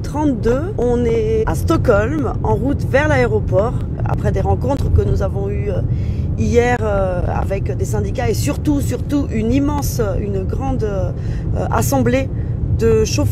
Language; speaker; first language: French; native; French